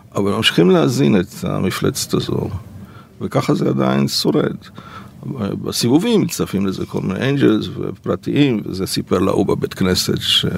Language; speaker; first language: Hebrew; early bilingual, other home language; Polish